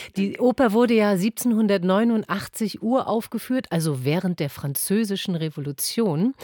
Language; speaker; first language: German; native; German